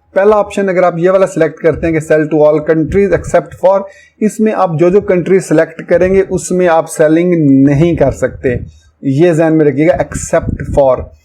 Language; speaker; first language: Urdu; non-native, local second language; Punjabi